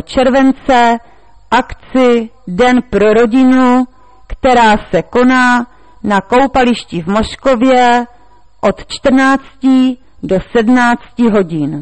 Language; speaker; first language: Czech; native; Czech